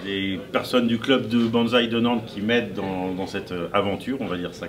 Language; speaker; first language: French; native; French